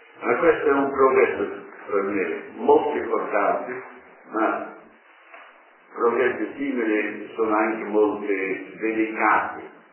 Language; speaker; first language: Italian; non-native, fluent; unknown